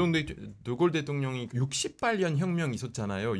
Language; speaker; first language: Korean; non-native, fluent; French